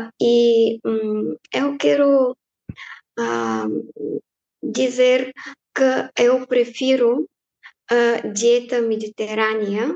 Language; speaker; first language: Portuguese; non-native, fluent; Bulgarian